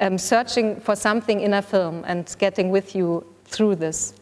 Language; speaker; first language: English; non-native, fluent; German